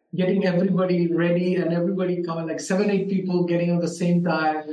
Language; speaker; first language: English; non-native, local second language; Urdu